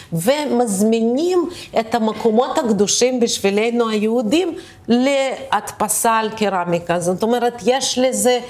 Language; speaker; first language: Hebrew; early bilingual, other home language; Russian